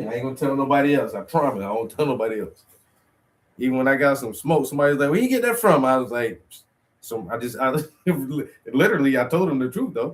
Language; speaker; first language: English; native; English